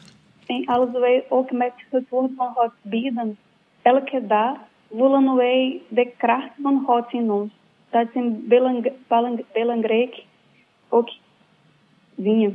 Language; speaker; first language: Dutch; non-native, learner; Portuguese